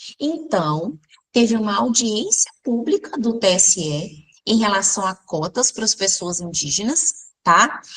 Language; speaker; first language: Portuguese; native; Portuguese